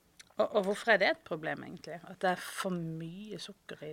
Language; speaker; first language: Norwegian; native; Norwegian